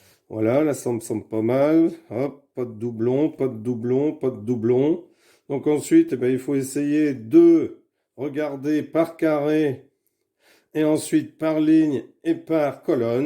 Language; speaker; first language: French; native; French